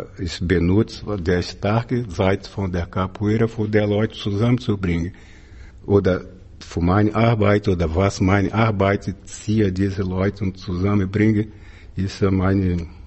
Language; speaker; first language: German; non-native, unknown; Portuguese